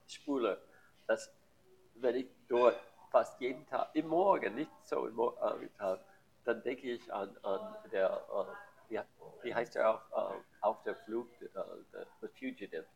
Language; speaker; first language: German; non-native, learner; English